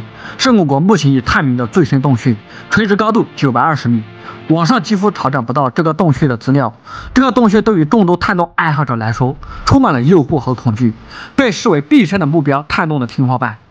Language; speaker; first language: Chinese; native; Chinese